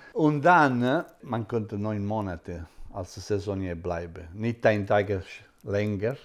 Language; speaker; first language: German; non-native, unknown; Italian